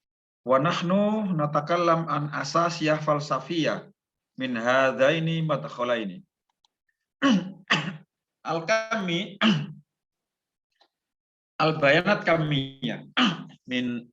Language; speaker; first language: Arabic; non-native, fluent; Indonesian